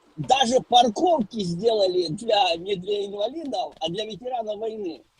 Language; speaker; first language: Russian; non-native, local second language; Ukrainian